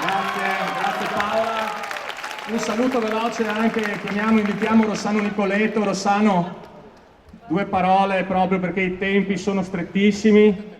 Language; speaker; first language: Italian; native; Italian